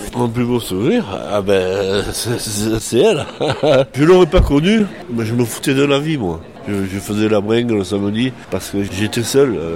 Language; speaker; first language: French; native; French